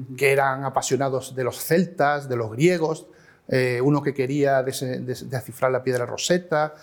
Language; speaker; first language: Spanish; native; Spanish